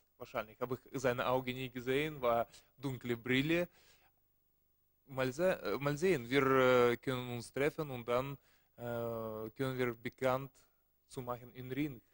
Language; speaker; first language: German; non-native, learner; Russian